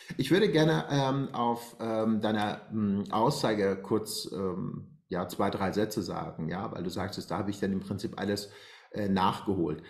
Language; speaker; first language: German; non-native, fluent; Persian